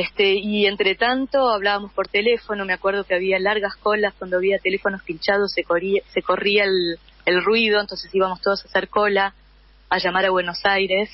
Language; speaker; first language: Spanish; early bilingual, heritage; Spanish